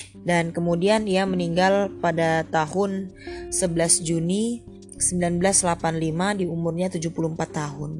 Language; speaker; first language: Indonesian; non-native, fluent; English